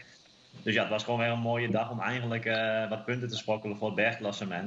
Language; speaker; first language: Dutch; native; Dutch